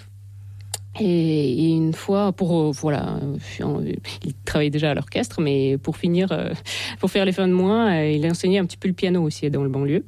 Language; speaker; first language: French; non-native, fluent; Russian